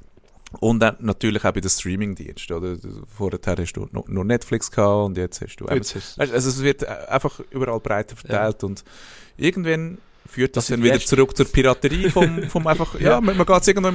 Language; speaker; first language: German; native; German